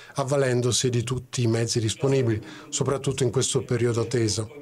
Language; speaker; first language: Italian; non-native, fluent; Czech